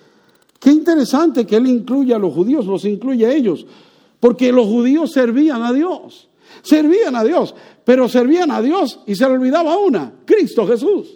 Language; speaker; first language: Spanish; native; Spanish